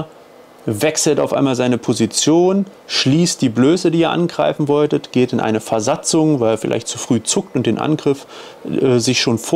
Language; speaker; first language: German; native; German